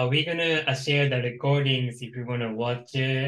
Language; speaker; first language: English; non-native, local second language; Japanese